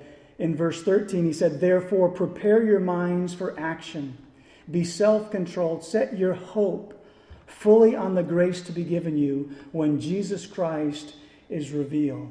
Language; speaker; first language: English; native; English